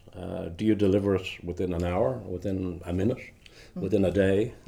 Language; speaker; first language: English; native; English